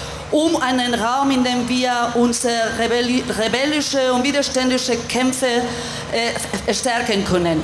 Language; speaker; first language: German; non-native, fluent; Spanish